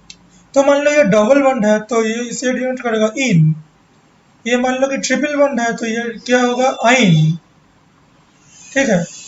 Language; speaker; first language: Hindi; non-native, local second language; Bangla